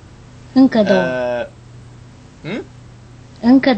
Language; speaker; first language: Romanian; native; Romanian